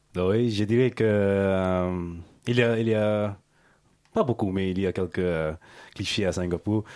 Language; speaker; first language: French; non-native, learner; English